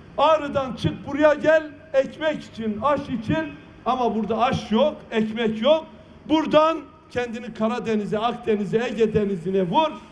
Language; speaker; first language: Turkish; non-native, local second language; Kurdish